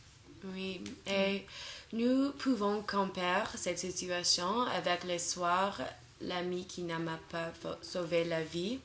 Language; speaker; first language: French; non-native, learner; English